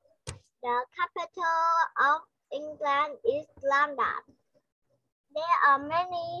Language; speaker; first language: English; non-native, learner; Vietnamese